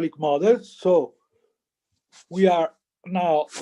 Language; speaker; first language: English; non-native, fluent; Italian